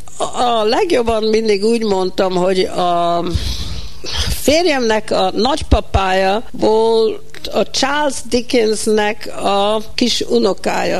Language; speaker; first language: Hungarian; early bilingual, heritage; Hungarian